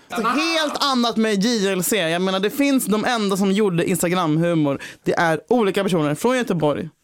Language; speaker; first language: Swedish; native; Swedish